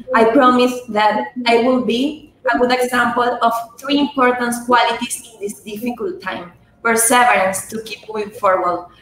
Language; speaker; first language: English; non-native, fluent; Spanish